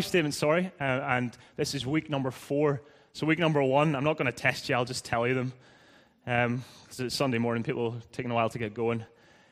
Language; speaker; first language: English; native; English